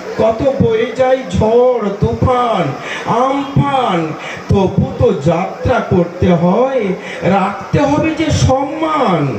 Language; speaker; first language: Bangla; native; Bangla